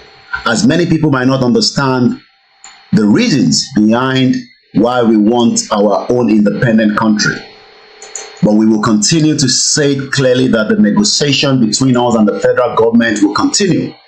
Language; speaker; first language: English; non-native, local second language; Yoruba